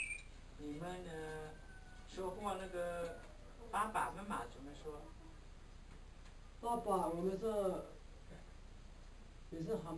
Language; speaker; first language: Chinese; non-native, local second language; Hmong